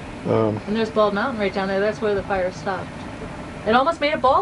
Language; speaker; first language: English; native; English